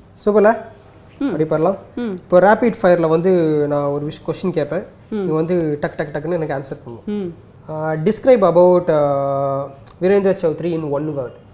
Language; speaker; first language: Tamil; native; Tamil